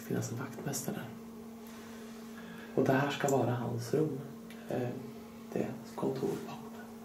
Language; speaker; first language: Swedish; native; Swedish